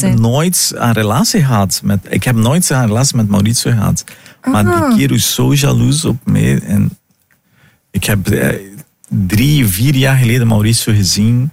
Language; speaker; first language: Dutch; non-native, learner; Portuguese